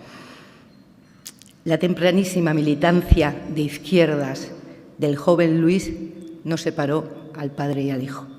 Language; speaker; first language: Spanish; native; Spanish